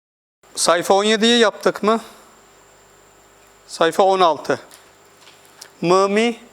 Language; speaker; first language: Turkish; non-native, fluent; Urdu